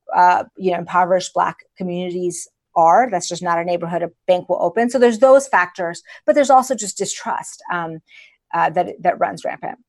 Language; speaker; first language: English; early bilingual, other home language; Persian